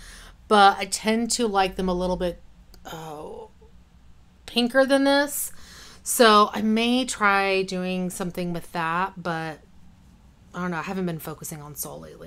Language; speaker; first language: English; native; English